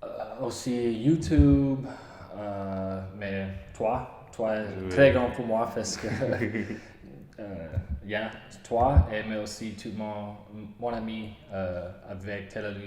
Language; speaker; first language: French; non-native, learner; English